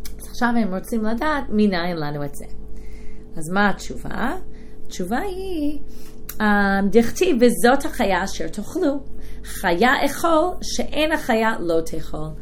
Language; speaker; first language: Hebrew; non-native, fluent; English